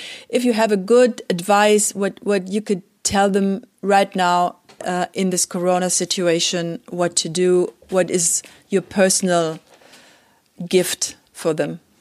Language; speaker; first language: English; non-native, fluent; German